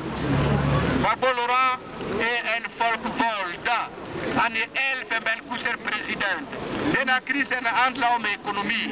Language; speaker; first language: Swedish; non-native, learner; French